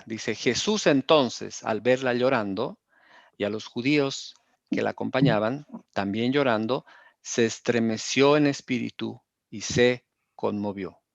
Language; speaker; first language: Spanish; native; Spanish